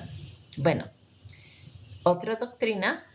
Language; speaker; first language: Spanish; non-native, fluent; English